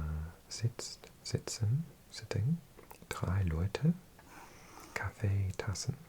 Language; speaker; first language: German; non-native, learner; English